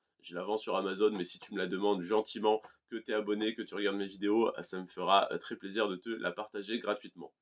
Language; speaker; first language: French; native; French